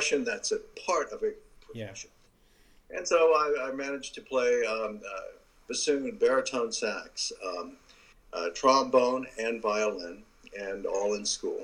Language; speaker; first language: English; native; English